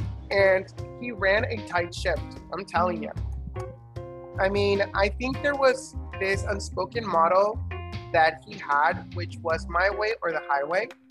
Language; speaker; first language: English; non-native, fluent; Spanish